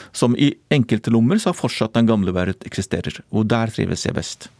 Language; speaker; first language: Norwegian; non-native, fluent; Arabic